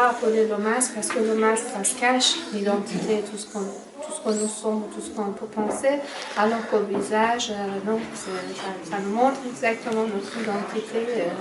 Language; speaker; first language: French; non-native, fluent; Persian